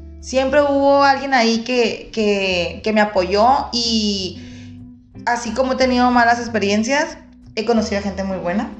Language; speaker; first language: Spanish; native; Spanish